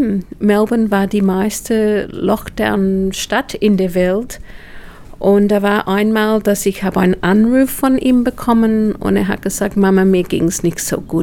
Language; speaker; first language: German; non-native, fluent; English